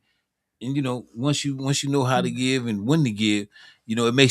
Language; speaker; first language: English; native; English